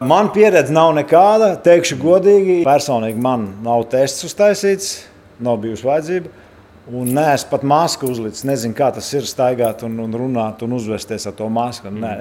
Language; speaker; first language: Latvian; native; Latvian